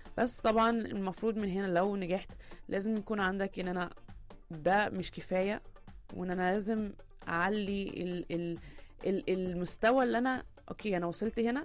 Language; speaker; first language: Arabic; early bilingual, heritage; Arabic